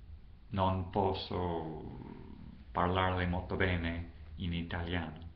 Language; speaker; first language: Italian; non-native, learner; English